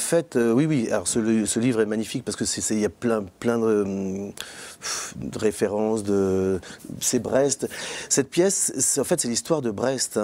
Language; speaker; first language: French; native; French